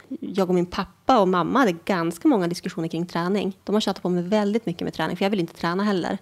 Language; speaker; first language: Swedish; native; Swedish